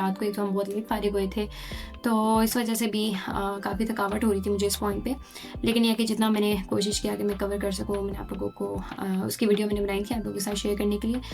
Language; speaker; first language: Urdu; native; Urdu